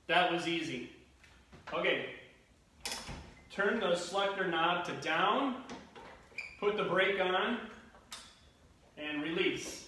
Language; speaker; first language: English; native; English